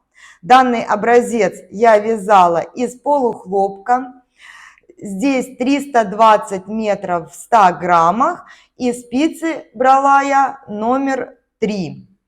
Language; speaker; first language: Russian; native; Russian